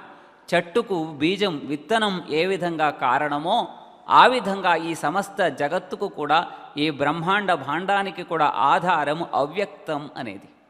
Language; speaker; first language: Telugu; native; Telugu